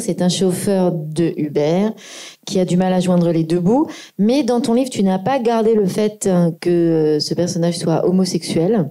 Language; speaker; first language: French; native; French